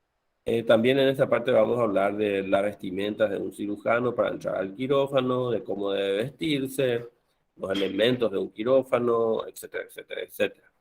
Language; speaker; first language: Spanish; native; Spanish